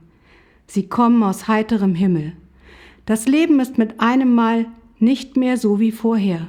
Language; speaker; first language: German; native; German